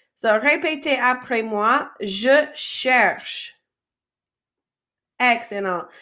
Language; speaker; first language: French; non-native, fluent; English